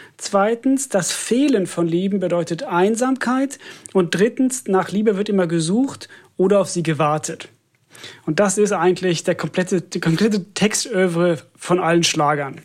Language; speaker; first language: German; non-native, fluent; Finnish